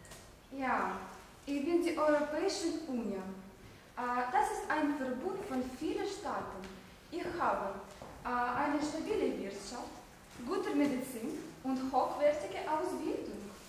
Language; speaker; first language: German; non-native, learner; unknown